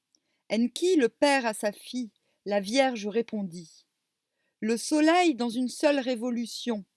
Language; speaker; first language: French; native; French